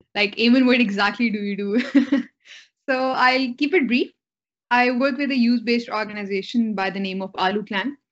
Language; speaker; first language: English; non-native, local second language; Urdu